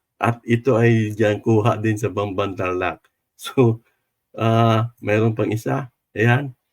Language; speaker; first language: Filipino; non-native, local second language; Cebuano